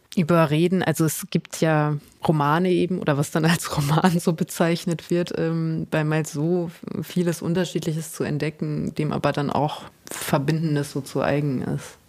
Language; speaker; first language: German; native; German